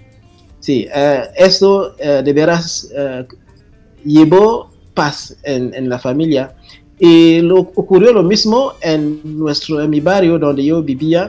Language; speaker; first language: Spanish; non-native, fluent; French